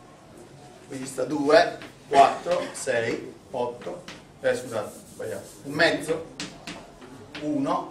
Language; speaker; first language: Italian; native; Italian